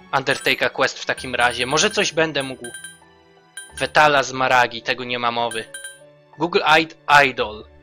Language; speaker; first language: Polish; native; Polish